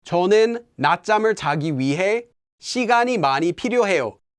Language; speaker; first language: Korean; non-native, fluent; English